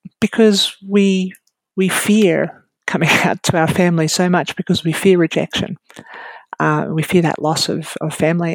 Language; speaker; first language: English; native; English